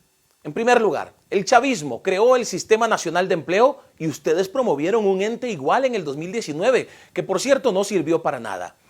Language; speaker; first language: Spanish; native; Spanish